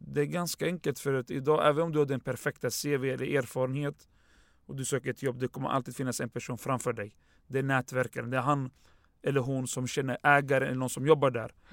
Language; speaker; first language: Swedish; early bilingual, other home language; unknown